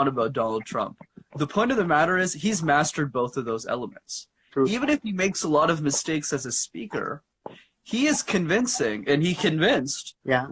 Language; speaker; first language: English; native; English